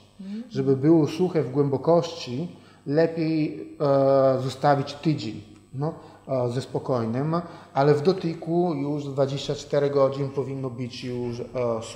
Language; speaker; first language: Polish; non-native, fluent; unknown